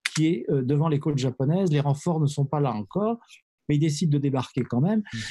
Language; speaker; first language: French; native; French